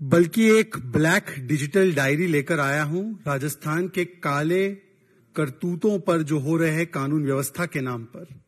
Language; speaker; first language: Hindi; native; Hindi